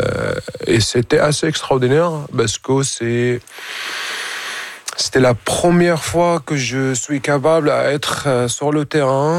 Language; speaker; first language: French; non-native, fluent; Arabic